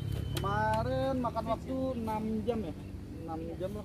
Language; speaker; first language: Indonesian; native; Indonesian